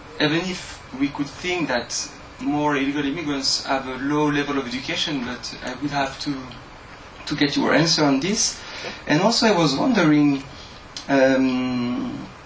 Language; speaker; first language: English; non-native, fluent; French